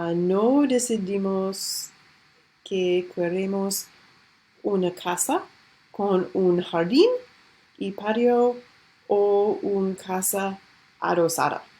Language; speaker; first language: Spanish; non-native, learner; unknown